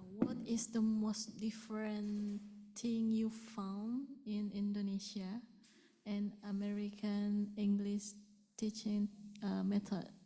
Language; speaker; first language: English; non-native, learner; Indonesian